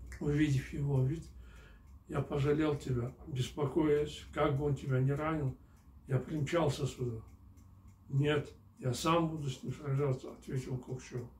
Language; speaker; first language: Russian; non-native, local second language; Kyrgyz